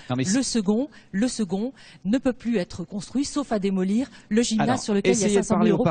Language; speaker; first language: French; native; French